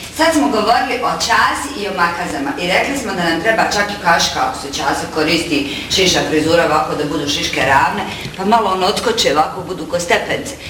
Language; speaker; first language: Bosnian; native; Bosnian